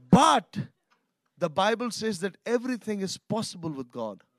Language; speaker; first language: English; non-native, local second language; Urdu